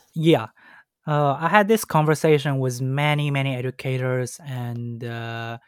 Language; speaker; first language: English; non-native, fluent; Chinese